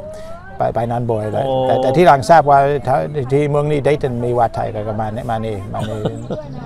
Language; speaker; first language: Thai; non-native, fluent; English